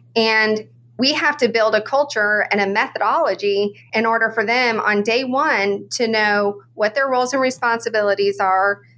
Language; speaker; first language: English; native; English